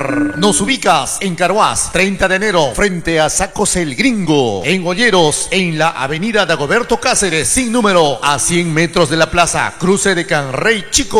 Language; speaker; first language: Spanish; native; Spanish